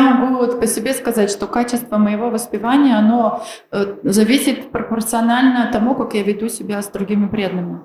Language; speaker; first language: Russian; native; Russian